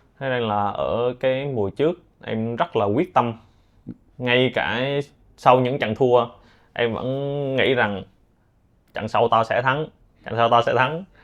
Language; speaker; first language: Vietnamese; native; Vietnamese